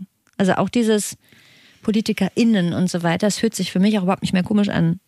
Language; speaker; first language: German; native; German